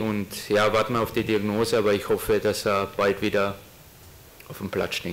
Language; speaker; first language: German; native; German